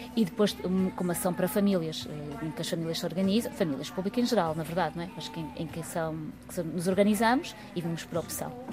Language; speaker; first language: Portuguese; native; Portuguese